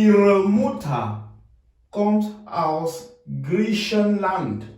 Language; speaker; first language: German; non-native, fluent; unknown